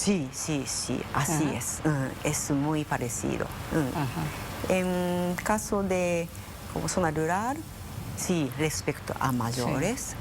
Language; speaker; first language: Spanish; non-native, fluent; Japanese